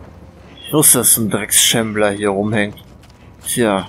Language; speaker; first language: German; native; German